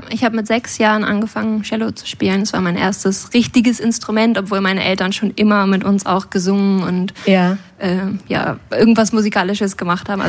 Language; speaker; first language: German; native; German